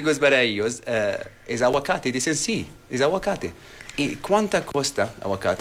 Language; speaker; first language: Spanish; non-native, learner; Arabic